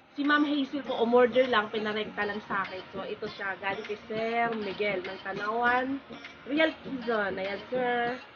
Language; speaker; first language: Filipino; non-native, local second language; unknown